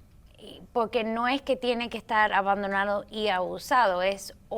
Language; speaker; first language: Spanish; early bilingual, heritage; Spanish